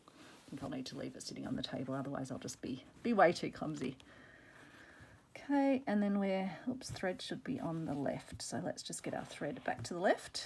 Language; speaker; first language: English; native; English